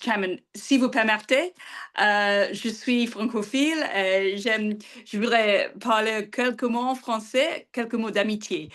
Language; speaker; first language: French; non-native, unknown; English